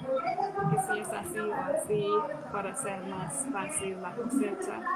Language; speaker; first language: Spanish; non-native, fluent; Hungarian